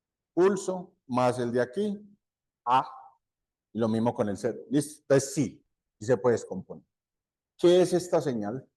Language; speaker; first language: Spanish; native; Spanish